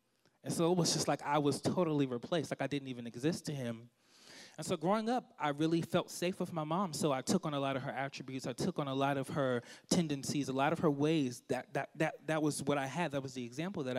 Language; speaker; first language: English; native; English